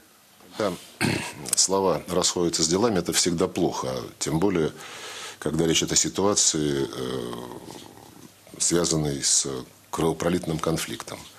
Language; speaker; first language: Russian; native; Russian